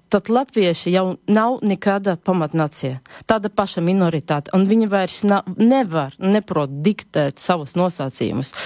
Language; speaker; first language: Latvian; non-native, local second language; Russian